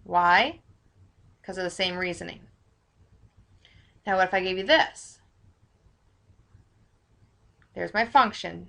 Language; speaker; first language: English; native; English